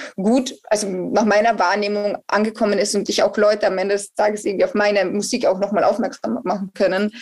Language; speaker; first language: German; native; German